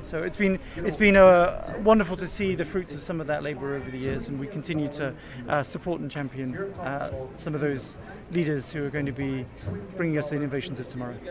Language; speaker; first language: English; native; English